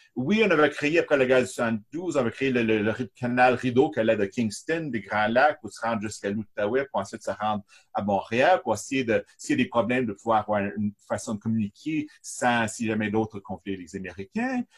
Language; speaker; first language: French; native; French